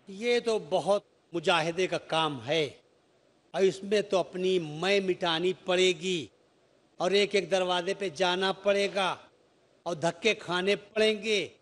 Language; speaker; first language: Urdu; native; Urdu